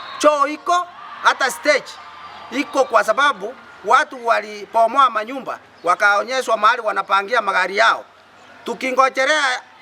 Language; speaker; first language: Swahili; non-native, local second language; Gusii